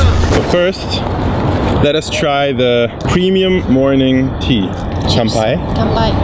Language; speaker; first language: English; non-native, fluent; German